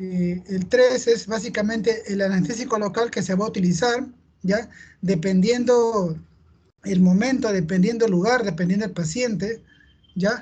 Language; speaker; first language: Spanish; native; Spanish